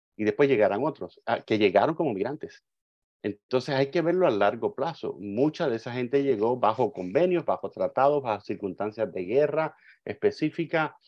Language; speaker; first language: Spanish; native; Spanish